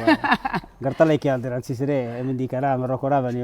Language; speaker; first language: Basque; non-native, fluent; Arabic